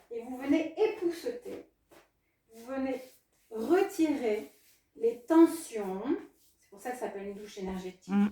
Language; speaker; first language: French; non-native, fluent; Spanish